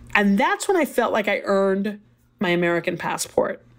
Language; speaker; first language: English; early bilingual, other home language; Spanish